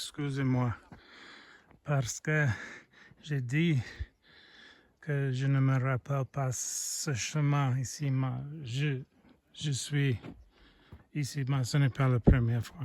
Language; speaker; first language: French; non-native, learner; English